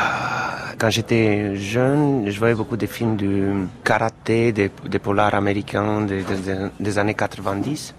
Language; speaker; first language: French; non-native, fluent; Romanian